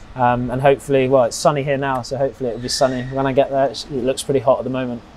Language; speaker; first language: English; native; English